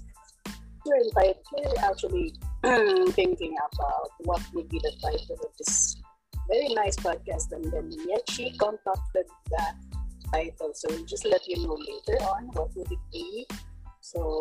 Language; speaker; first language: English; non-native, local second language; Cebuano